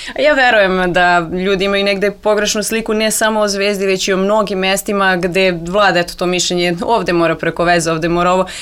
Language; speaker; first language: Serbian; native; Serbian